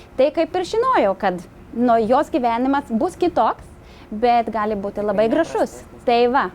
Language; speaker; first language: Lithuanian; non-native, fluent; Swedish